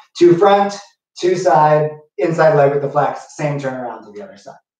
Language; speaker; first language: English; native; English